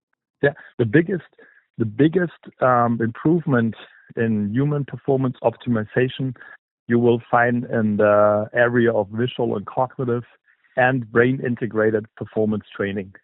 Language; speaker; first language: English; non-native, fluent; German